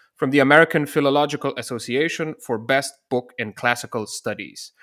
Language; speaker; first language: English; non-native, fluent; Slovenian